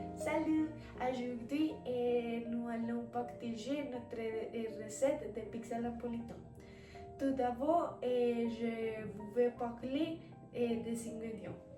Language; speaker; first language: French; non-native, learner; Spanish